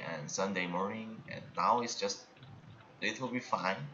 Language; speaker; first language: English; non-native, learner; Korean